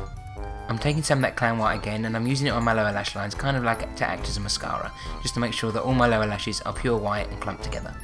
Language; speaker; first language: English; native; English